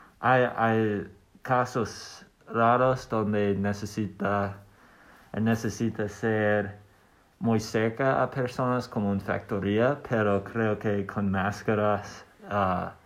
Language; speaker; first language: Spanish; non-native, learner; English